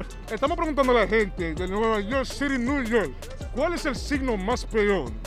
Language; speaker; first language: Spanish; early bilingual, heritage; Spanish